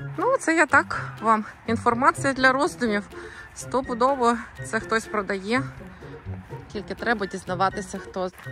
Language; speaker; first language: Ukrainian; native; Ukrainian